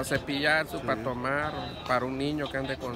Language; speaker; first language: Spanish; native; Spanish